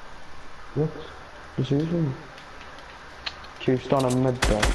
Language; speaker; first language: Swedish; early bilingual, other home language; Turkish